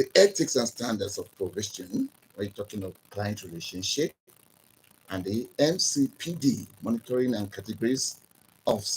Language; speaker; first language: English; non-native, local second language; Yoruba